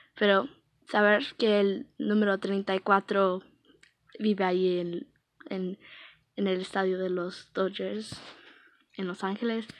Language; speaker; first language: Spanish; early bilingual, heritage; Spanish